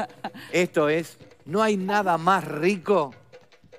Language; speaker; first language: Spanish; native; Spanish